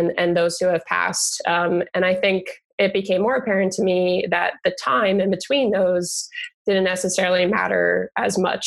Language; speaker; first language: English; native; English